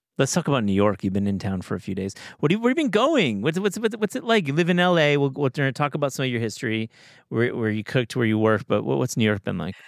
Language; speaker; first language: English; native; English